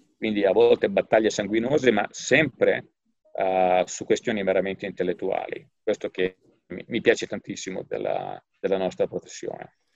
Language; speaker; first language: Italian; native; Italian